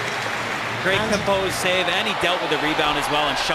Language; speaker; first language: English; native; English